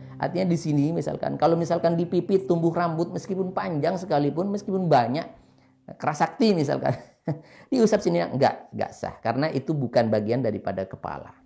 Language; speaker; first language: Indonesian; non-native, local second language; Madurese